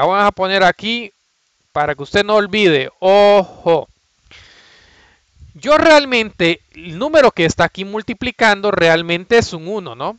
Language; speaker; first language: Spanish; native; Spanish